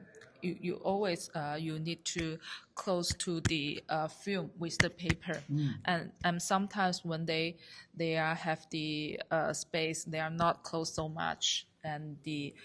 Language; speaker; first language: English; non-native, learner; Chinese